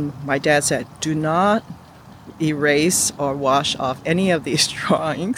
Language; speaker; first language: English; non-native, local second language; Cantonese